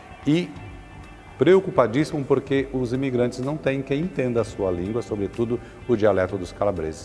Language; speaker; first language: Portuguese; native; Portuguese